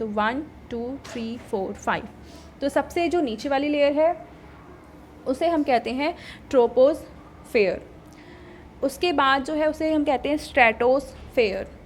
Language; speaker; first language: Hindi; native; Hindi